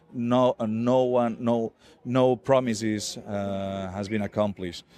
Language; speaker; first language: English; non-native, fluent; Catalan